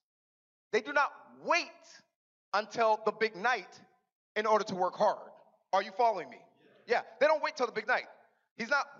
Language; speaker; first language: English; native; English